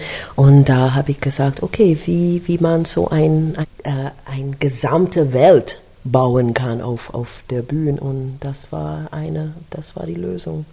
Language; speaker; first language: German; non-native, learner; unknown